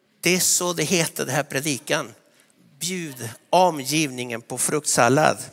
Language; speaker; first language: Swedish; non-native, fluent; Spanish